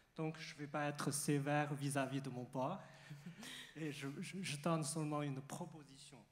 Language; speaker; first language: French; non-native, fluent; Chinese